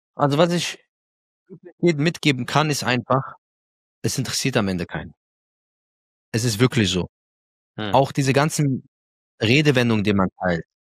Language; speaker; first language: German; early bilingual, other home language; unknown